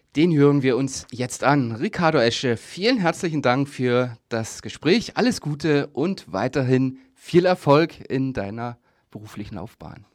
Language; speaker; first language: German; native; German